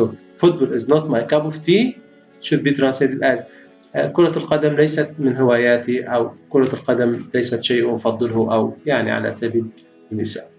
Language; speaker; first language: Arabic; native; Arabic